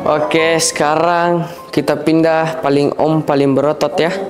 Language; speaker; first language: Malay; early bilingual, heritage; Malay